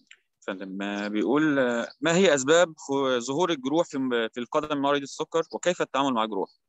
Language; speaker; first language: Arabic; native; Arabic